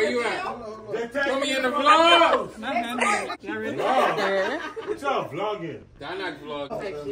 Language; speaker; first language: English; native; English